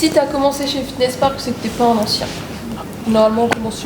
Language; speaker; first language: French; native; French